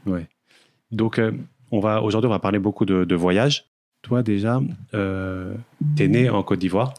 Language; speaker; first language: French; native; French